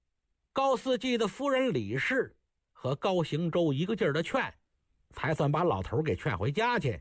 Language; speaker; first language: Chinese; native; Chinese